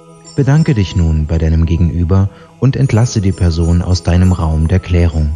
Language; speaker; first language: German; native; German